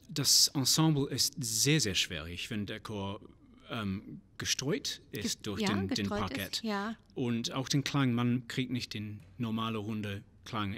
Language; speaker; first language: German; non-native, fluent; English